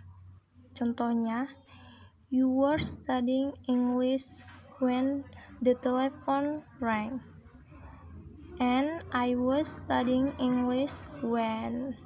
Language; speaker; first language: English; non-native, learner; Indonesian